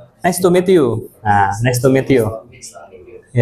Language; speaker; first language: English; non-native, fluent; Indonesian